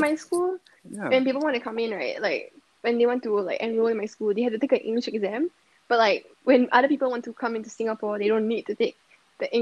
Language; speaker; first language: English; native; English